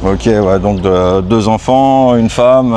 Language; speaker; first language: French; native; French